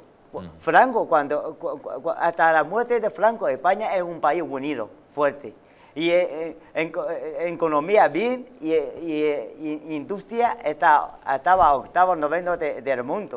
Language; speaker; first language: Spanish; non-native, learner; Chinese